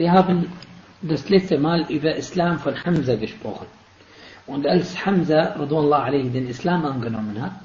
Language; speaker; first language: German; non-native, fluent; Arabic